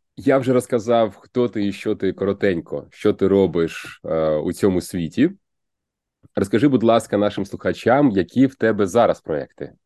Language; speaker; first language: Ukrainian; native; Ukrainian